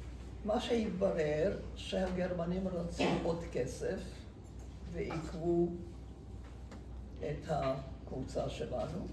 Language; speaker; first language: Hebrew; non-native, fluent; Hungarian